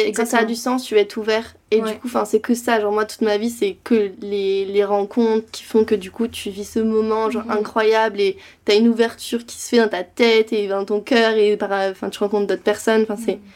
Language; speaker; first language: French; native; French